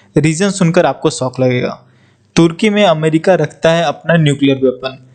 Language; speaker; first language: Hindi; native; Hindi